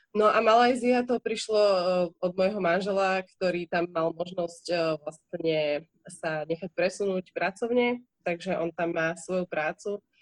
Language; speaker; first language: Slovak; native; Slovak